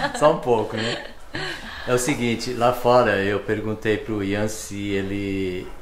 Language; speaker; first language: Portuguese; native; Portuguese